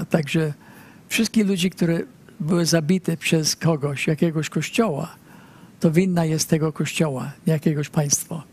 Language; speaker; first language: Polish; early bilingual, heritage; Polish